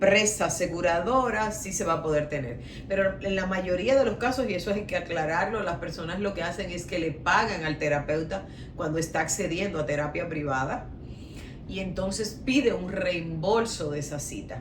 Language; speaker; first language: Spanish; native; Spanish